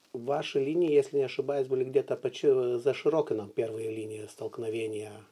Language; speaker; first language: Russian; non-native, fluent; Lithuanian